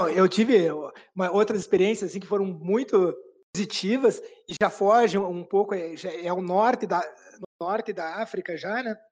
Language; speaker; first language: Portuguese; native; Portuguese